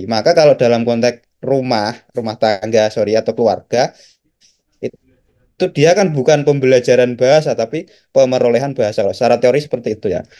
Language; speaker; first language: Indonesian; non-native, local second language; Javanese